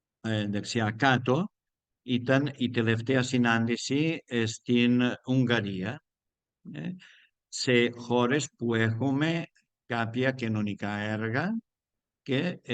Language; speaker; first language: Greek; non-native, learner; Spanish